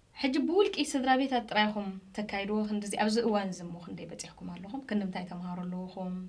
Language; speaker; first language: Tigrinya; native; Tigrinya